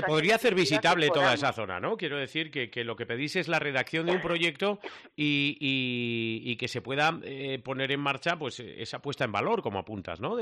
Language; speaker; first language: Spanish; native; Spanish